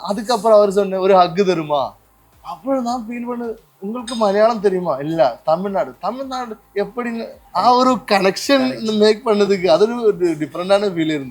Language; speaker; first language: Tamil; non-native, learner; Malayalam